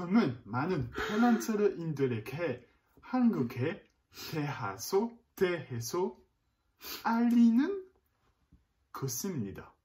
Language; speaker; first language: Korean; non-native, learner; French